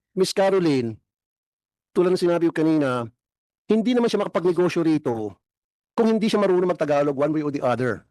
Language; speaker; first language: Filipino; native; Filipino